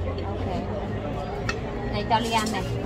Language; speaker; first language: Vietnamese; native; Vietnamese